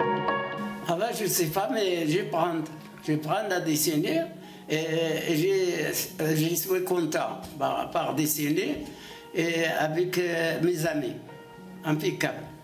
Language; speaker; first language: French; non-native, learner; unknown